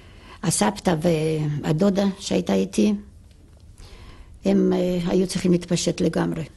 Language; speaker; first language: Hebrew; non-native, fluent; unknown